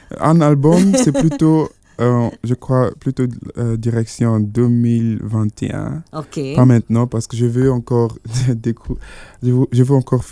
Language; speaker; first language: French; non-native, fluent; Yoruba